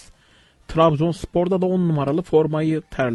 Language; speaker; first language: Turkish; native; Turkish